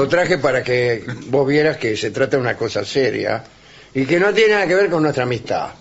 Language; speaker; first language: Spanish; native; Spanish